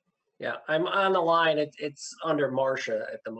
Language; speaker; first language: English; native; English